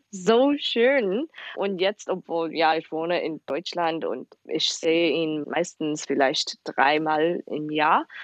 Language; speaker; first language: German; non-native, fluent; Chinese